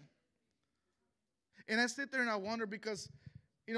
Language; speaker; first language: English; native; English